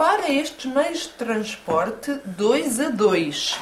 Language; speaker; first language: Portuguese; native; Portuguese